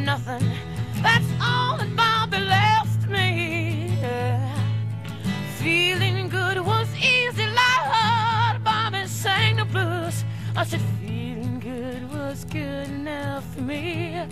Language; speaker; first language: English; native; English